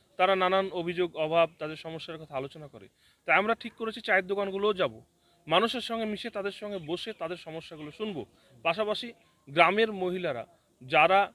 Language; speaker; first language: Bangla; native; Bangla